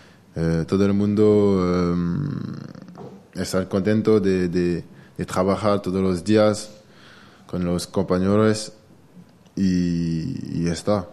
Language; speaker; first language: Spanish; non-native, learner; French